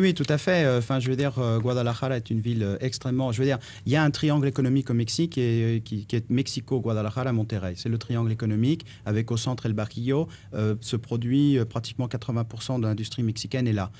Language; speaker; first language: French; native; French